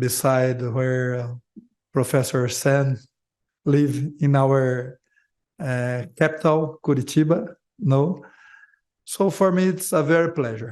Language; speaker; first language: English; non-native, learner; Portuguese